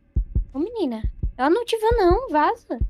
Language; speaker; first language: Portuguese; native; Portuguese